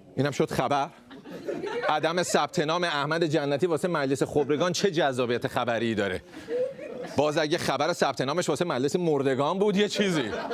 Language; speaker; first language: Persian; native; Persian